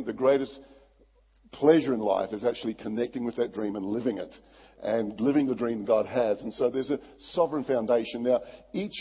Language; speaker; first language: English; native; English